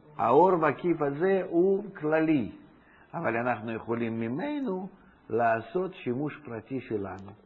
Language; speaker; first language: Hebrew; non-native, fluent; Russian